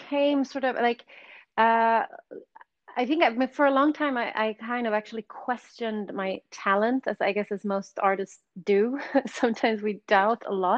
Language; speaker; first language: English; non-native, fluent; Swedish